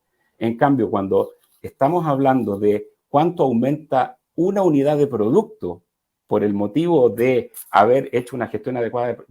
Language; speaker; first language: Spanish; native; Spanish